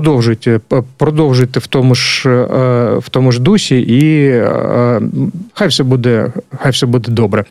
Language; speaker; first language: Ukrainian; native; Ukrainian